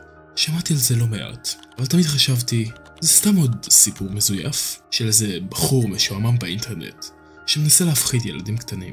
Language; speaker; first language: Hebrew; native; Hebrew